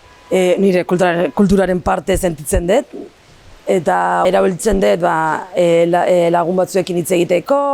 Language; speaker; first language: Basque; non-native, local second language; Arabic